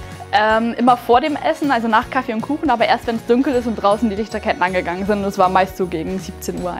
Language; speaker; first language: German; native; German